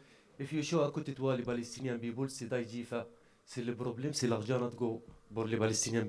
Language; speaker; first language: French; non-native, learner; Arabic